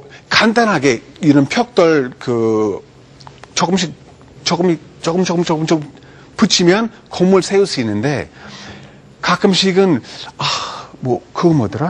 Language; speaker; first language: Korean; non-native, fluent; English